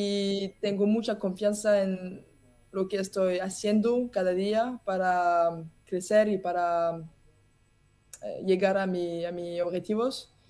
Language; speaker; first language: Spanish; non-native, learner; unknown